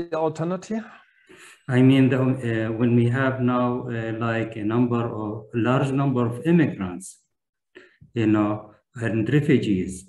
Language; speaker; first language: English; non-native, fluent; Turkish